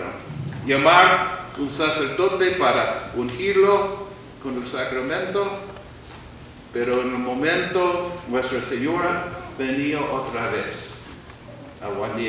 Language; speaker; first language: Spanish; non-native, fluent; English